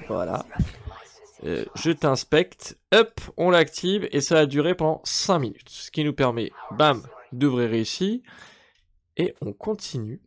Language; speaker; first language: French; native; French